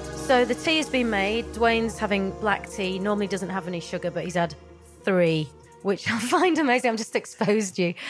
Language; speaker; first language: English; native; English